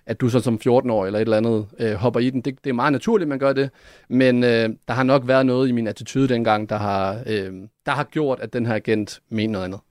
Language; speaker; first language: Danish; early bilingual, other home language; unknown